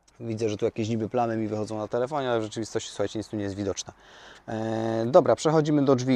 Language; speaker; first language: Polish; native; Polish